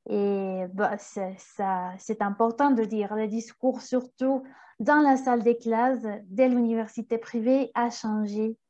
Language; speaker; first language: French; non-native, fluent; Spanish